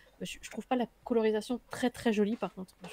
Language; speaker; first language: French; native; French